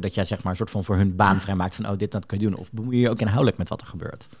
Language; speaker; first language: Dutch; native; Dutch